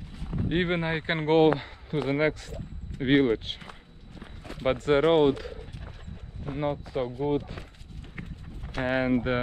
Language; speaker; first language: English; non-native, learner; Russian